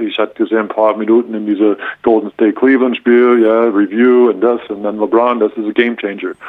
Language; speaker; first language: German; non-native, learner; English